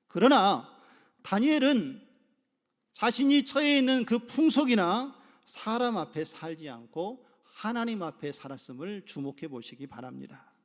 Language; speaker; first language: Korean; native; Korean